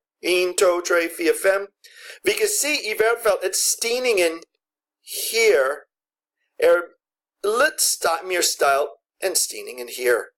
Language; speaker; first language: Danish; non-native, fluent; English